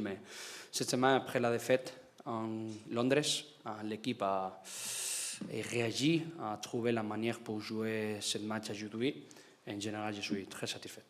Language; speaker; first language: French; non-native, learner; Spanish